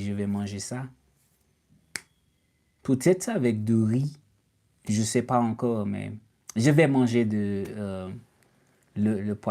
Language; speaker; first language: French; non-native, learner; English